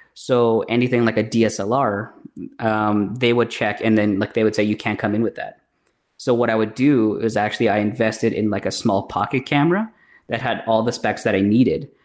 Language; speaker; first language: English; early bilingual, other home language; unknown